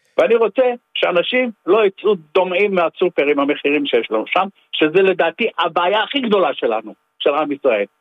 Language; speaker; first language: Hebrew; native; Hebrew